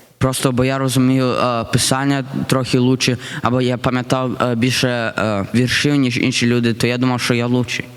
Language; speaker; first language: Ukrainian; early bilingual, heritage; Ukrainian